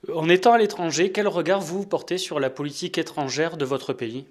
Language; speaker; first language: French; native; French